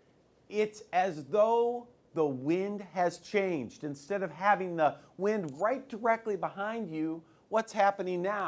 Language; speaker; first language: English; native; English